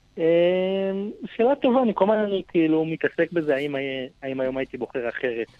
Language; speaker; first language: Hebrew; native; Hebrew